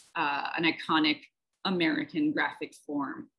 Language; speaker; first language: English; native; English